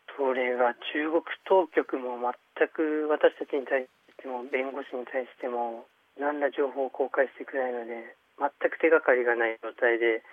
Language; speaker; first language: Japanese; early bilingual, other home language; Chinese